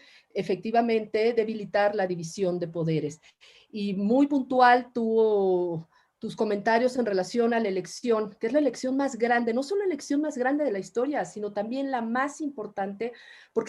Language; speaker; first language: Spanish; native; Spanish